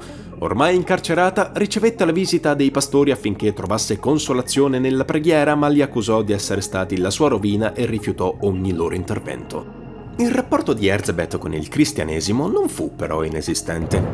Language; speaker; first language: Italian; native; Italian